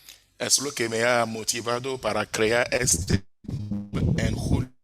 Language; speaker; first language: Spanish; non-native, fluent; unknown